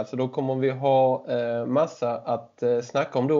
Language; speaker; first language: Swedish; native; Swedish